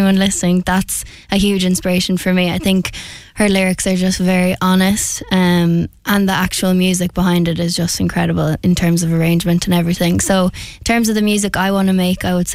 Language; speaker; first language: English; native; English